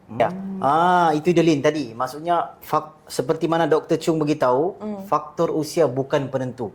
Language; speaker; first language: Malay; native; Malay